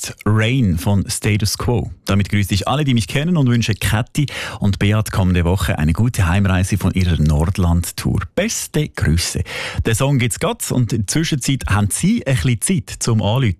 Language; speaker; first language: German; native; German